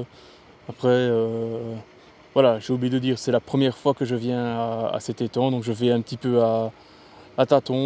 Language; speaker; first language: French; native; French